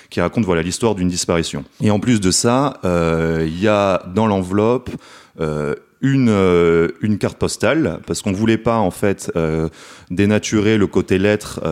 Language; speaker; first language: French; native; French